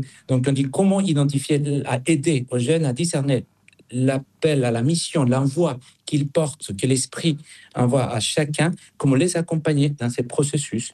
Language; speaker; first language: French; non-native, fluent; Spanish